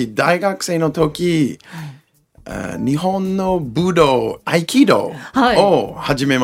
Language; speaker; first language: Japanese; non-native, learner; English